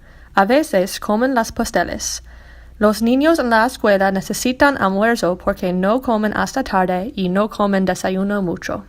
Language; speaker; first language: Spanish; non-native, learner; English